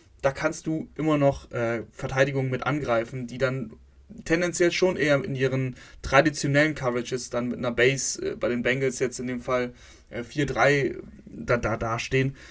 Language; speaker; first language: German; native; German